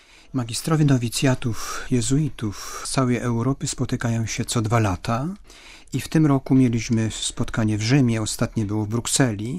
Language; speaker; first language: Polish; native; Polish